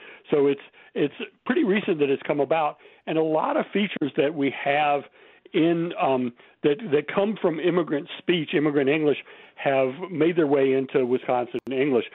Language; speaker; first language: English; native; English